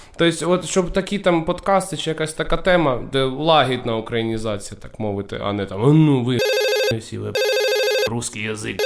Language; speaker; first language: Ukrainian; non-native, local second language; Russian